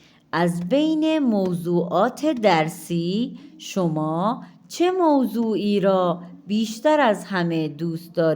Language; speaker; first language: Persian; non-native, fluent; Urdu